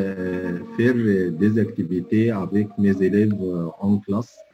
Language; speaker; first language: French; non-native, fluent; Arabic